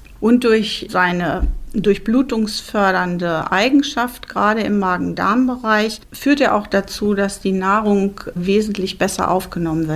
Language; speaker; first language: German; native; German